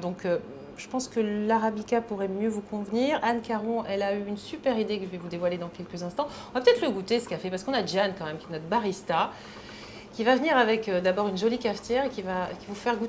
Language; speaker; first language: French; native; French